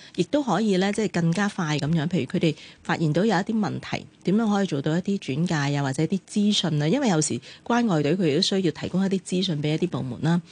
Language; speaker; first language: Cantonese; native; Cantonese